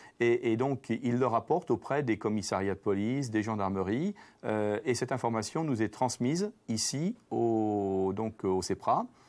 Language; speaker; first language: French; native; French